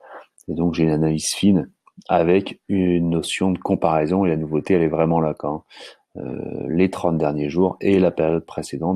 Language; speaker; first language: French; native; French